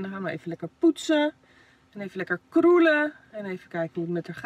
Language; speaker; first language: Dutch; native; Dutch